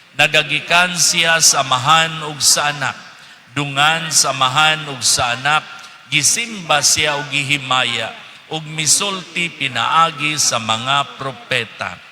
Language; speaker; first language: Cebuano; native; Cebuano